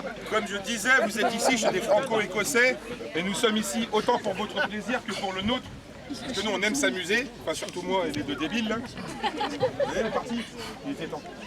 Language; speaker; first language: French; native; French